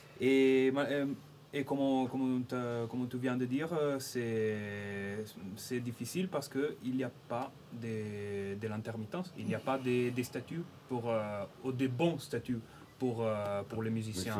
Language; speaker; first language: French; non-native, fluent; Italian